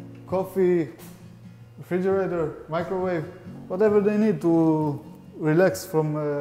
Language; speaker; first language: English; non-native, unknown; Hebrew